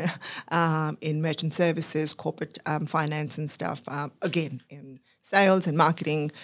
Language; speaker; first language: English; non-native, local second language; Urdu